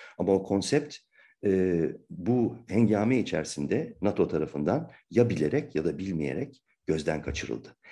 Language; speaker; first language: Turkish; native; Turkish